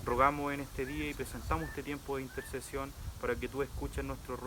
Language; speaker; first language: Spanish; native; Spanish